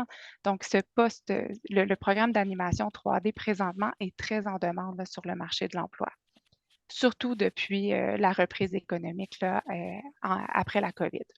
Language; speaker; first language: French; native; French